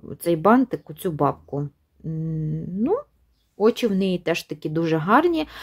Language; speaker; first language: Ukrainian; non-native, local second language; Russian